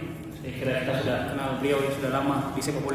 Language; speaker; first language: Indonesian; native; Indonesian